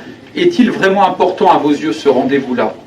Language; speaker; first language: French; native; French